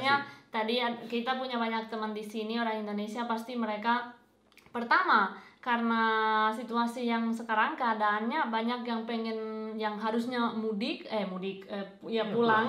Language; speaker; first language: Indonesian; non-native, fluent; Spanish